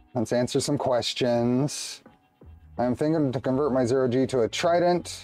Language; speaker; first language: English; native; English